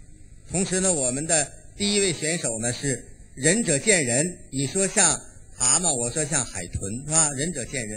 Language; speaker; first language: Chinese; native; Chinese